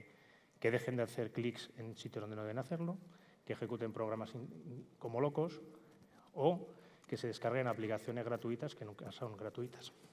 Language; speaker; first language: Spanish; native; Spanish